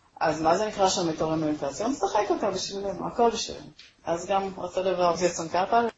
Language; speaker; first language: Hebrew; native; Hebrew